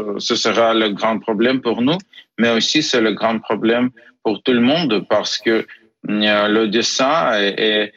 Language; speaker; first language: French; non-native, learner; Ukrainian